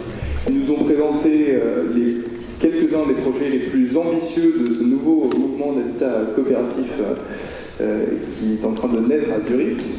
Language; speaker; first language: French; native; French